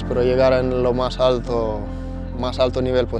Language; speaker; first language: Spanish; non-native, fluent; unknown